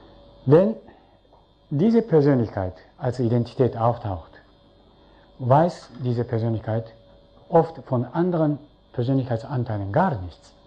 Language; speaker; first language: German; non-native, fluent; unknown